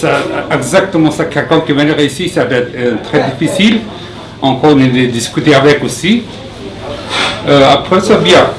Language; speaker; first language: French; non-native, learner; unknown